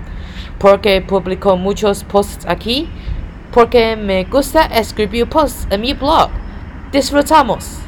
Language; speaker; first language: Spanish; non-native, learner; Chinese